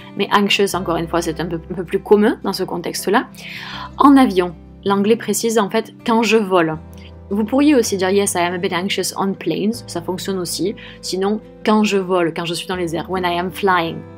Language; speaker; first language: French; native; French